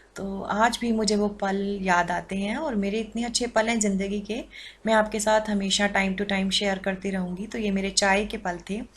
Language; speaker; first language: Hindi; native; Hindi